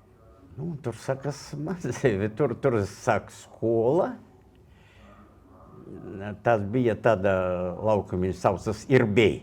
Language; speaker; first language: Latvian; non-native, local second language; Russian